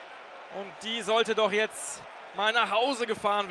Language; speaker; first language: German; native; German